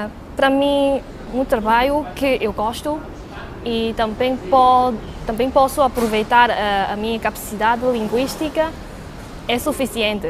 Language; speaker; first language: Portuguese; non-native, local second language; Cantonese